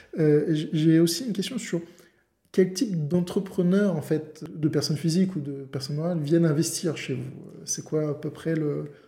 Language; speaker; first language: French; native; French